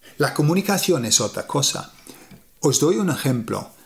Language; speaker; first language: Spanish; native; Spanish